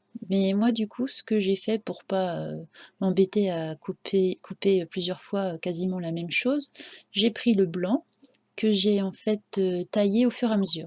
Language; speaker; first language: French; native; French